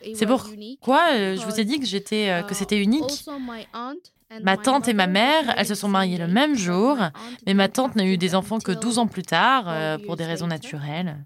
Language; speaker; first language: French; non-native, fluent; Arabic